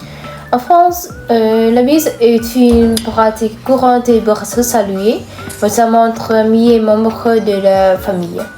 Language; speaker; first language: French; non-native, fluent; Vietnamese